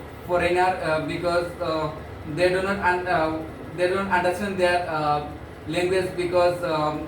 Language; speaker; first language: English; non-native, learner; Bangla